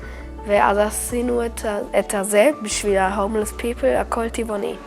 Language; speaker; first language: Hebrew; early bilingual, heritage; German